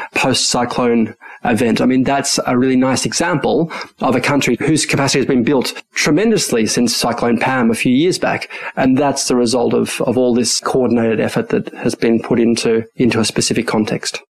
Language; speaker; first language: English; early bilingual, other home language; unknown